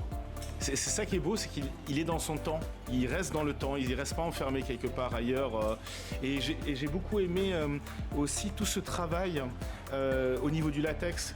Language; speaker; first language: French; native; French